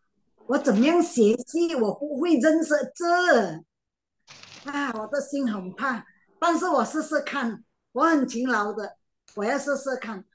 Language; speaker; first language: Chinese; non-native, learner; Min Nan Chinese